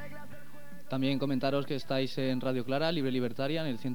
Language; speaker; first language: Spanish; native; Spanish